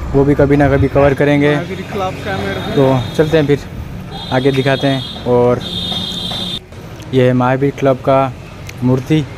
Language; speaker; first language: Hindi; non-native, local second language; Odia